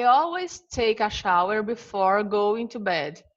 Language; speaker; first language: English; non-native, fluent; Portuguese